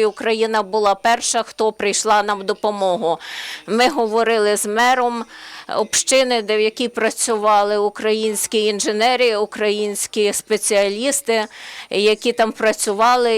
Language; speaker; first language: Ukrainian; non-native, learner; Slovenian